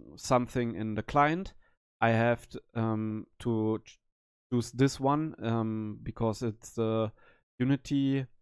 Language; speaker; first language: English; non-native, learner; German